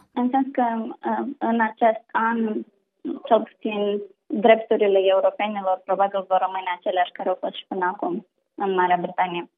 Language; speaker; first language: Romanian; native; Romanian